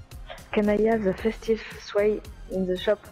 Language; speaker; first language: English; non-native, learner; French